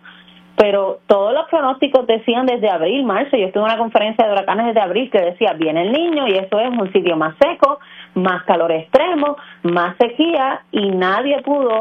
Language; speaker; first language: Spanish; native; Spanish